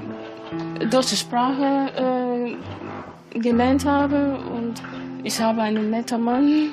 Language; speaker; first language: German; non-native, fluent; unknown